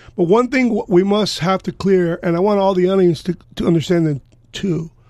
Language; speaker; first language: English; early bilingual, other home language; Spanish